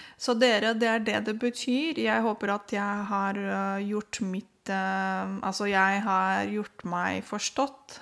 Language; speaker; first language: Norwegian; non-native, fluent; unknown